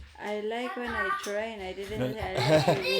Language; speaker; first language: English; non-native, fluent; Filipino